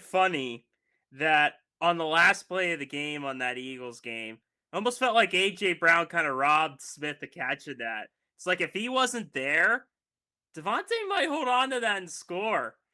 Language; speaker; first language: English; native; English